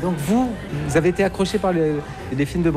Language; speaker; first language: French; native; French